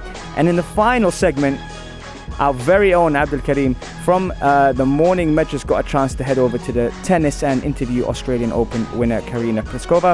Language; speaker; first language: English; native; English